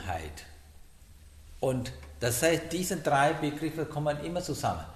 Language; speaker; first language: German; non-native, learner; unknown